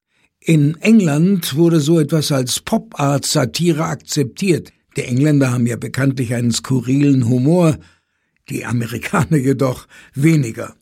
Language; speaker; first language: German; native; German